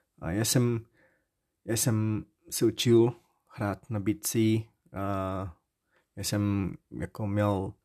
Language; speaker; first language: Czech; non-native, learner; Portuguese